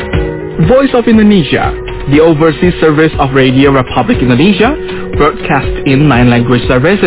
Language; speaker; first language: English; non-native, fluent; Indonesian